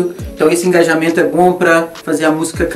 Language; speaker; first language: Portuguese; native; Portuguese